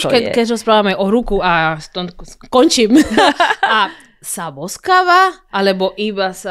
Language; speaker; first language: Slovak; non-native, fluent; Spanish